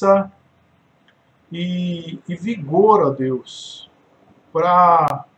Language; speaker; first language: Portuguese; native; Portuguese